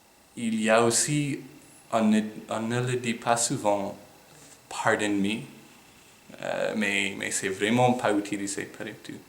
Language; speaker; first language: French; non-native, fluent; English